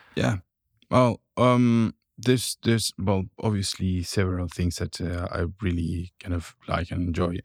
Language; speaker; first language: English; non-native, fluent; Spanish